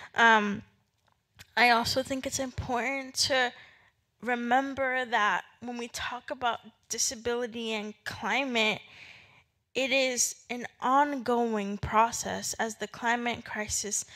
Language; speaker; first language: English; native; English